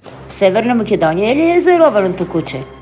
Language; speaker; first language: Bulgarian; native; Bulgarian